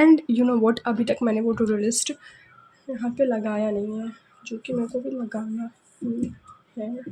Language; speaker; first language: Hindi; native; Hindi